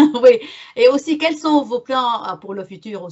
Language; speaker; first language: French; non-native, local second language; Arabic